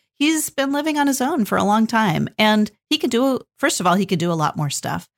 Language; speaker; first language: English; native; English